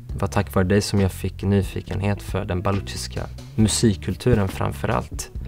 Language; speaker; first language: Swedish; early bilingual, other home language; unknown